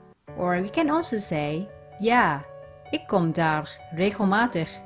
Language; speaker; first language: Dutch; non-native, fluent; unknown